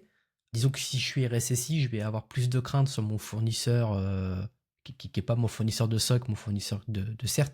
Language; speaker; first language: French; native; French